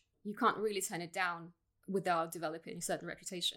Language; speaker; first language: English; non-native, fluent; Russian